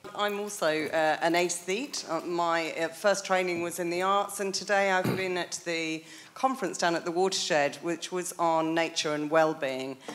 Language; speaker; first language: English; native; English